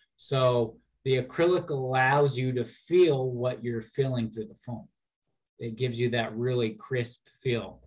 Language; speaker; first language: English; native; English